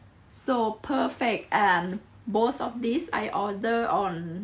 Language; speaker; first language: English; non-native, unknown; Thai